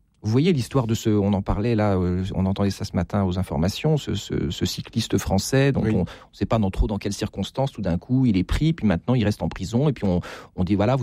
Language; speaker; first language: French; native; French